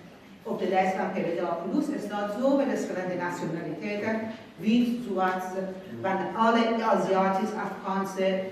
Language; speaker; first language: Dutch; non-native, fluent; Persian